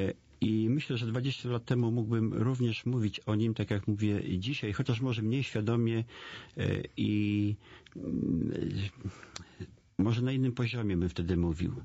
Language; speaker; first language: Polish; native; Polish